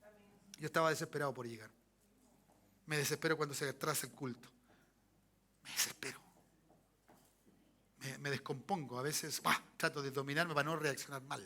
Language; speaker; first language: Spanish; native; Spanish